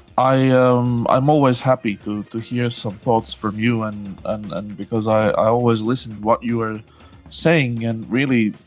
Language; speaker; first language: English; non-native, fluent; Latvian